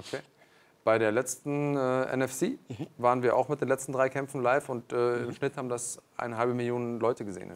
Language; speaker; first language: German; native; German